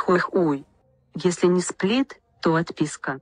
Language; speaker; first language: Russian; native; Russian